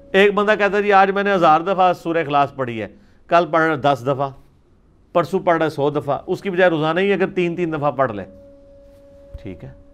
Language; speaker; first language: Urdu; native; Urdu